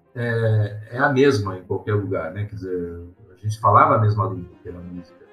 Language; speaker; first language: Portuguese; non-native, fluent; English